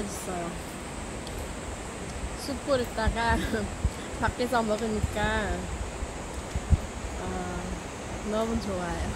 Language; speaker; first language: Korean; non-native, local second language; Khmer